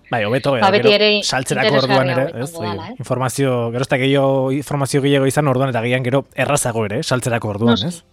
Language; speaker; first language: Basque; native; Basque